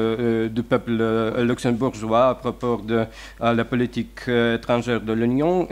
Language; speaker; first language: French; non-native, fluent; Russian